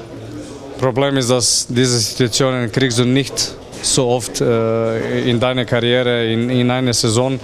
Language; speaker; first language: German; non-native, learner; Croatian